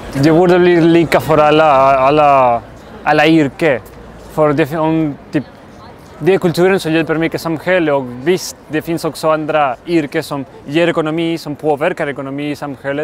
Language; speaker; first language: Swedish; non-native, local second language; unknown